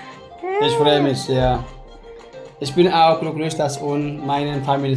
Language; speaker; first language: German; non-native, learner; Amharic